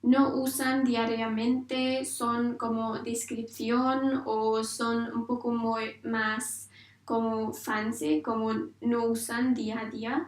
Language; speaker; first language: Spanish; non-native, learner; English